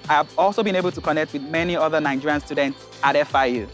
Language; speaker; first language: English; non-native, local second language; Yoruba